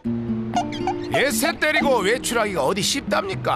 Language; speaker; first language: Korean; native; Korean